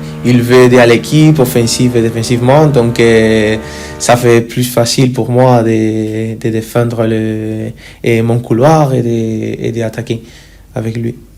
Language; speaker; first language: French; non-native, fluent; Spanish